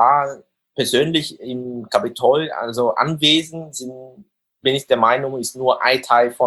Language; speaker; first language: German; non-native, fluent; Vietnamese